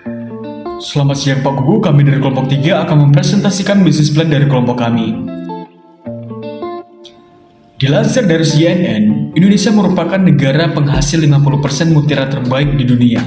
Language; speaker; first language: Indonesian; native; Indonesian